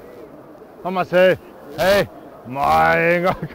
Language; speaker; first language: German; native; German